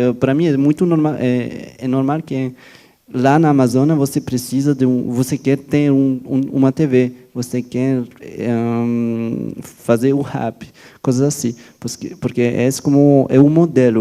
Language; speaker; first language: Portuguese; non-native, fluent; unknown